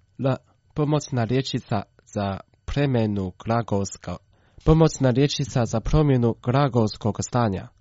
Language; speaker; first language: Croatian; non-native, fluent; Chinese